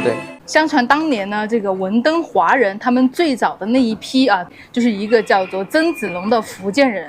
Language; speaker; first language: Chinese; native; Chinese